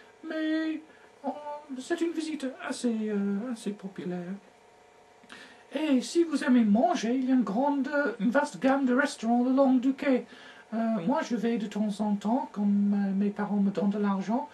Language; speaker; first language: French; non-native, learner; English